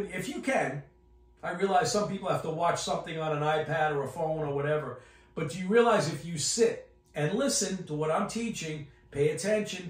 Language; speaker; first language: English; native; English